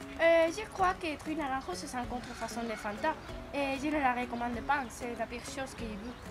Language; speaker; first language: French; non-native, learner; Spanish